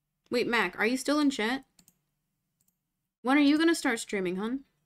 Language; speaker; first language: English; native; English